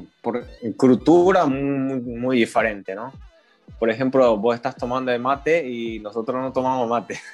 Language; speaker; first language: Spanish; non-native, learner; Japanese